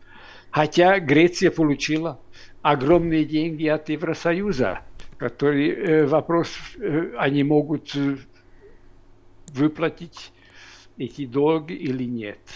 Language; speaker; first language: Russian; non-native, fluent; Hungarian